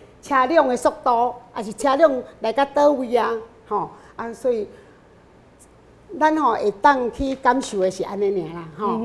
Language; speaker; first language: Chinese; non-native, local second language; Min Nan Chinese